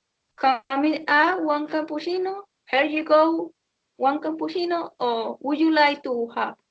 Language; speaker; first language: English; non-native, learner; Spanish